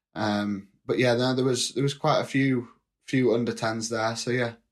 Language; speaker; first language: English; native; English